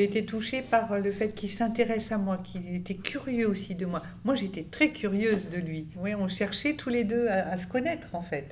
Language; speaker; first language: French; native; French